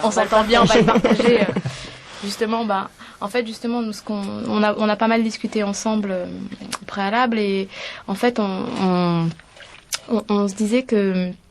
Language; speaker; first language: French; native; French